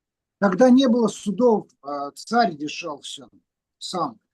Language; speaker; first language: Russian; native; Russian